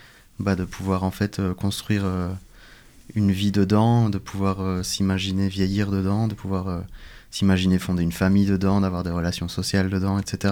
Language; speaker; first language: French; native; French